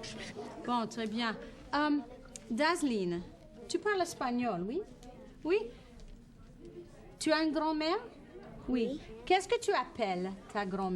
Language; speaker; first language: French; non-native, fluent; English